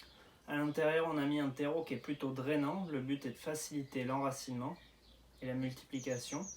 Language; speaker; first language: French; native; French